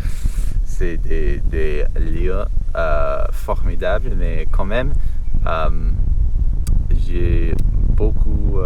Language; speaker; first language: French; non-native, learner; English